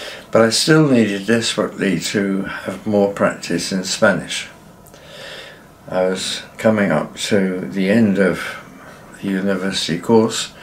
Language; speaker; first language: English; native; English